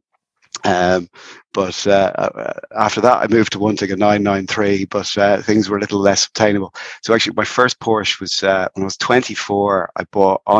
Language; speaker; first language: English; native; English